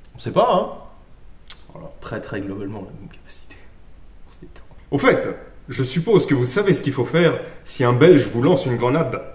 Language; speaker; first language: French; native; French